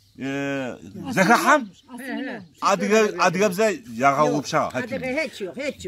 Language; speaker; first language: Turkish; non-native, local second language; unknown